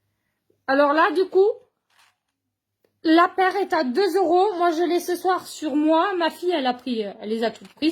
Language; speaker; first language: French; native; French